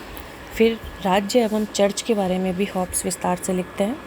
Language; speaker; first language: Hindi; native; Hindi